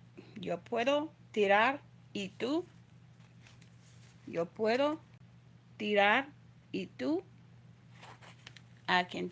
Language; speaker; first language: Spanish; non-native, learner; English